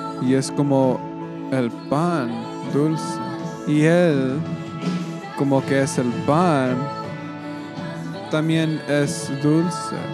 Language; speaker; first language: Spanish; non-native, learner; English